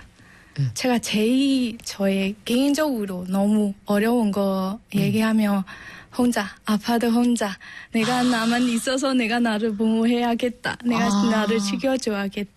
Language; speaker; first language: Korean; non-native, learner; Burmese